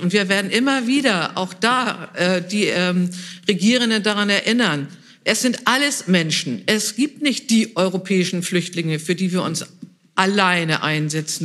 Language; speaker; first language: German; native; German